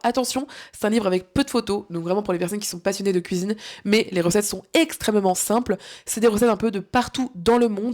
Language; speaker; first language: French; native; French